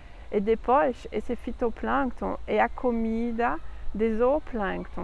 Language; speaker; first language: Portuguese; non-native, fluent; French